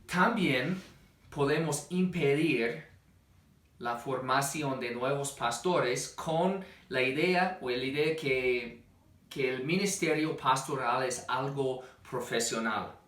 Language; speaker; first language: Spanish; non-native, fluent; English